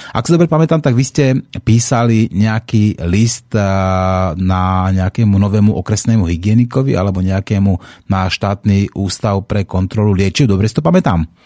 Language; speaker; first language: Slovak; native; Slovak